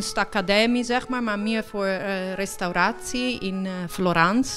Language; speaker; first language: Dutch; early bilingual, heritage; Italian